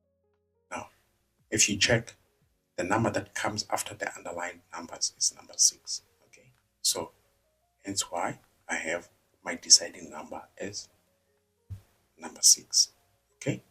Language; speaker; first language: English; non-native, local second language; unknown